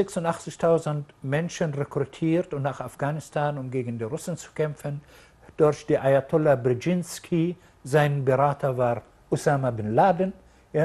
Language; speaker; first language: German; non-native, fluent; Arabic